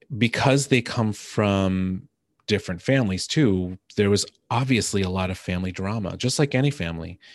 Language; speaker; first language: English; native; English